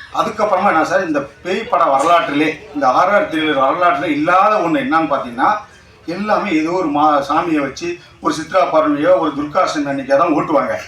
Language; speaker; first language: Tamil; native; Tamil